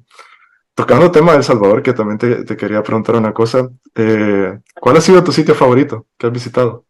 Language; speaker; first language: Spanish; native; Spanish